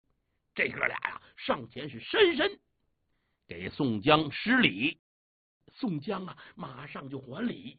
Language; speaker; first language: Chinese; native; Chinese